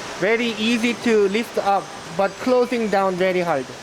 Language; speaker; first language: English; non-native, learner; Korean